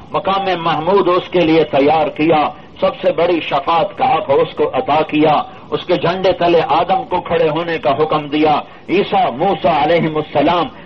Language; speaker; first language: Urdu; non-native, local second language; Punjabi